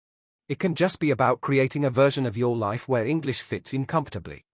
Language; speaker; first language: English; native; English